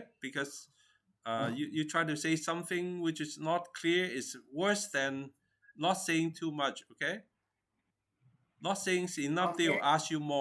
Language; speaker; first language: English; non-native, fluent; Chinese